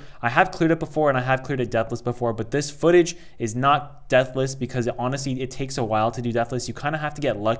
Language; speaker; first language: English; native; English